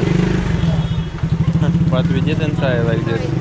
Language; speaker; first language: English; non-native, learner; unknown